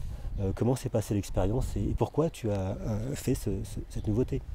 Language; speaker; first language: French; native; French